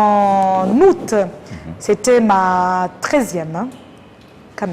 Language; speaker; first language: French; non-native, local second language; Kinyarwanda